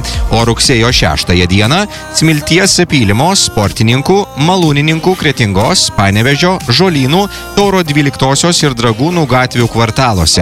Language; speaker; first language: Lithuanian; native; Lithuanian